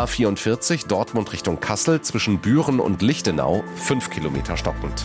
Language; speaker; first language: German; native; German